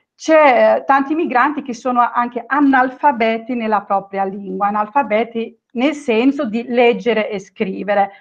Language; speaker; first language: Italian; non-native, fluent; Portuguese